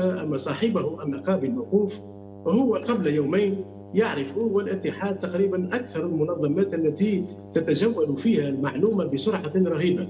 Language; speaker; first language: Arabic; native; Arabic